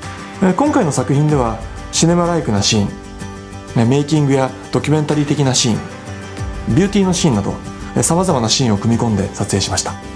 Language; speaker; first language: Japanese; native; Japanese